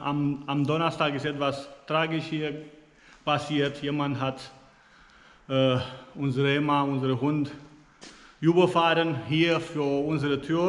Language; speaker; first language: German; non-native, fluent; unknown